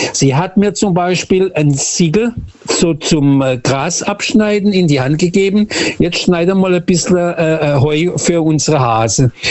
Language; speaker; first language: German; early bilingual, other home language; Portuguese